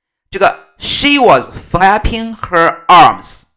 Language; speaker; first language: English; non-native, fluent; Chinese